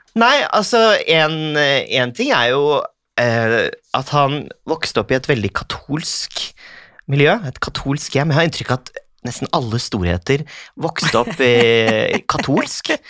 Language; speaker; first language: Norwegian; native; Norwegian